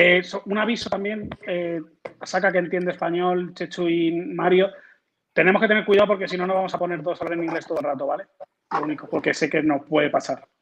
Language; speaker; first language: Spanish; native; Spanish